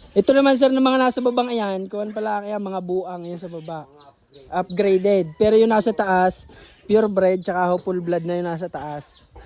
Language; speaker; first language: Filipino; native; Filipino